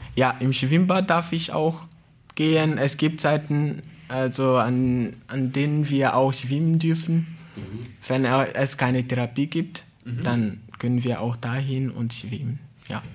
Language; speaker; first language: German; non-native, fluent; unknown